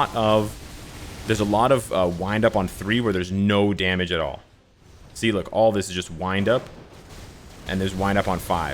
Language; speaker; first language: English; native; English